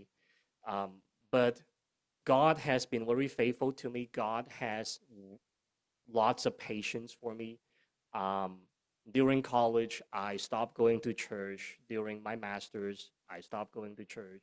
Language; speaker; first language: English; non-native, local second language; Cantonese